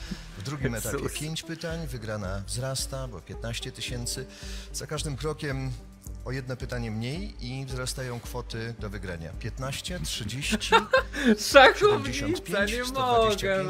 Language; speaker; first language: Polish; native; Polish